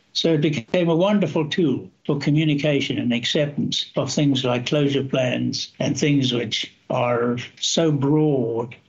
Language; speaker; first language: English; native; English